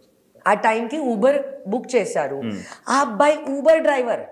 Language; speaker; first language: Telugu; non-native, learner; Hindi